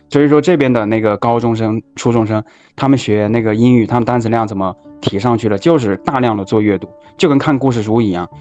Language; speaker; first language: Chinese; native; Chinese